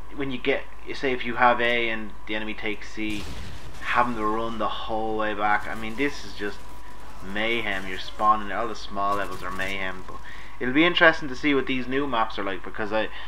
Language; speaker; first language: English; native; English